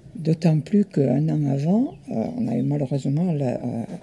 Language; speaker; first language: French; early bilingual, other home language; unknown